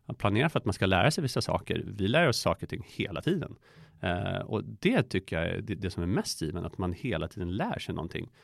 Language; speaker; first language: Swedish; early bilingual, other home language; Persian